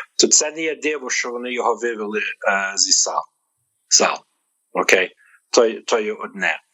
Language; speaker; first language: Ukrainian; early bilingual, heritage; Ukrainian